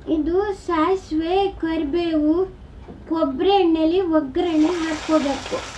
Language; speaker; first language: Kannada; non-native, local second language; Konkani